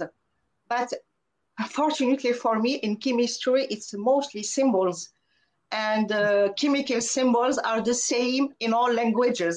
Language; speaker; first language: English; non-native, fluent; French